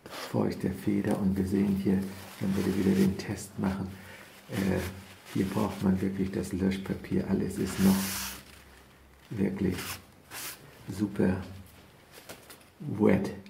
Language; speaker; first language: German; native; German